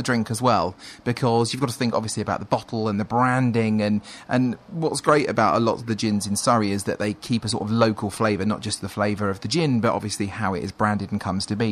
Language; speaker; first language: English; native; English